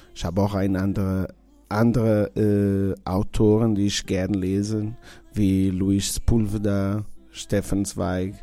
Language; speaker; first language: German; non-native, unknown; Portuguese